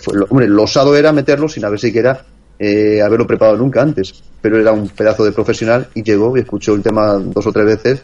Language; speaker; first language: Spanish; native; Spanish